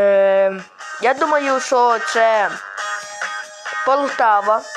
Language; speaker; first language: Ukrainian; non-native, local second language; Russian